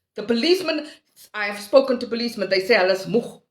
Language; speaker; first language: English; non-native, local second language; Afrikaans